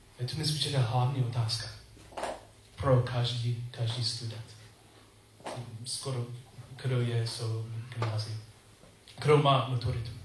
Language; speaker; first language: Czech; non-native, learner; English